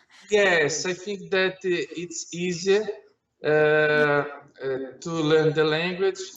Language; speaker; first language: English; non-native, learner; Portuguese